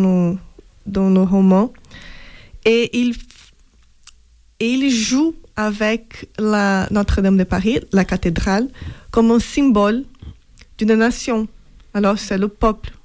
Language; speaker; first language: French; non-native, fluent; Portuguese